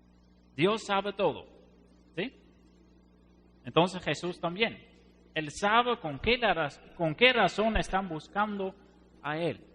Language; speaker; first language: Spanish; non-native, fluent; Dutch